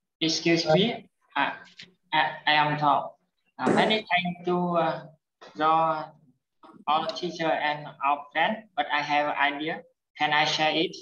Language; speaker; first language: English; non-native, learner; Vietnamese